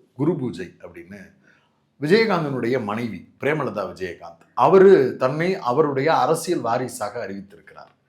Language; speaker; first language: Tamil; native; Tamil